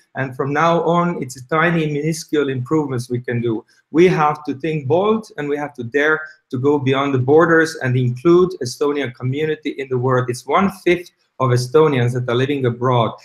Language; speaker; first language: English; non-native, fluent; Estonian